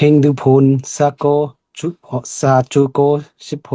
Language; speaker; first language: Korean; non-native, learner; Lao